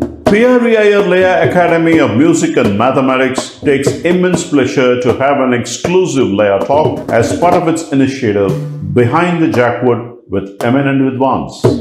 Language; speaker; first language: English; non-native, local second language; Tamil